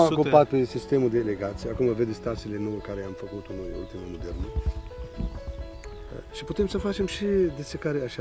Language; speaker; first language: Romanian; non-native, learner; Arabic